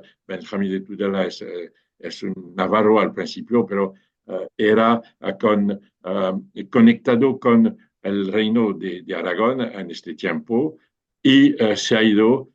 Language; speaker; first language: Spanish; non-native, fluent; French